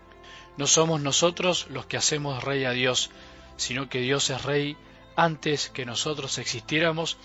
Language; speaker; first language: Spanish; native; Spanish